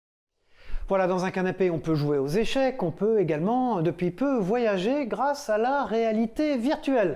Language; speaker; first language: French; native; French